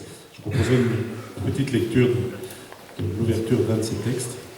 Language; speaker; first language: French; native; French